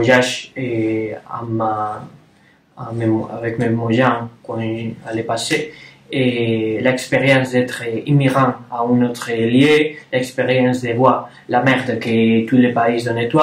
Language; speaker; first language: French; non-native, learner; Spanish